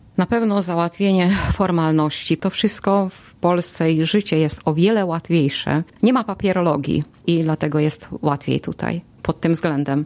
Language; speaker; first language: Polish; non-native, fluent; Hungarian